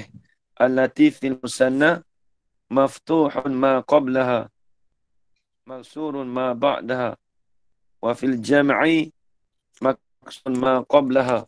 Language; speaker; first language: Arabic; non-native, fluent; Malay